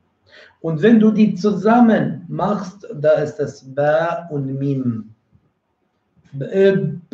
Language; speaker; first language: German; non-native, fluent; Arabic